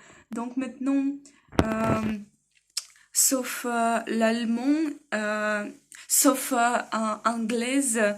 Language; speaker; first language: French; non-native, learner; Russian